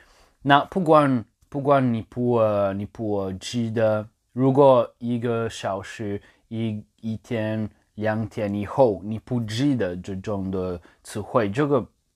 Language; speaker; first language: Chinese; non-native, learner; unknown